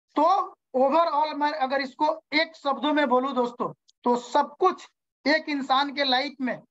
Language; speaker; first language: Hindi; native; Hindi